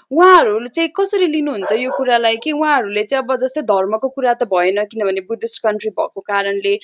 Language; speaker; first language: Nepali; native; Nepali